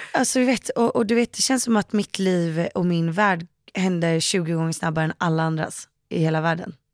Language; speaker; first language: Swedish; native; Swedish